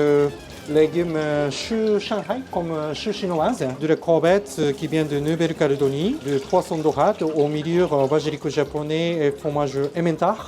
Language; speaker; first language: French; non-native, learner; Japanese